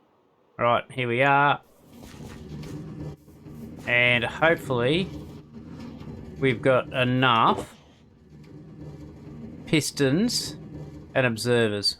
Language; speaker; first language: English; native; English